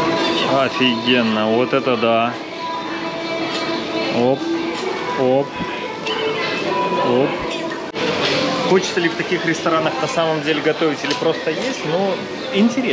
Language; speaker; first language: Russian; native; Russian